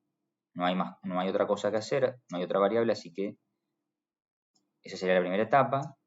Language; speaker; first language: Spanish; native; Spanish